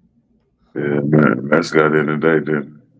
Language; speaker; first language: English; native; English